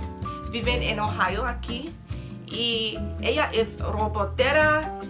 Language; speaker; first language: Spanish; non-native, learner; English